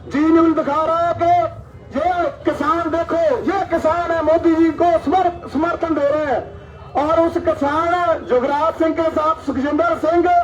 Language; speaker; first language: Hindi; native; Hindi